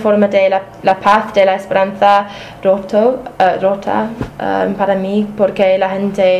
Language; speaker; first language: Spanish; non-native, fluent; English